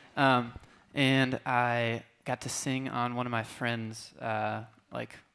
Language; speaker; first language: English; native; English